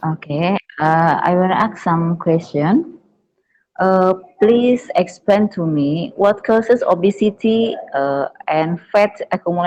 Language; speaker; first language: English; non-native, learner; Indonesian